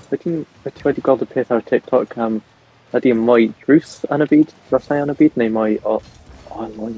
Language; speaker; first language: Welsh; non-native, local second language; English